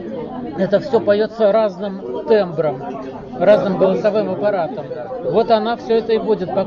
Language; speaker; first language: Russian; native; Russian